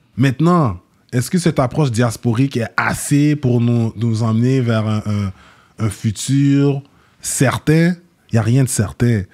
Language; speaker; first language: French; early bilingual, other home language; Haitian Creole